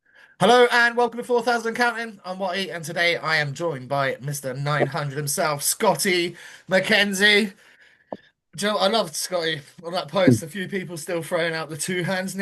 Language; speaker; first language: English; native; English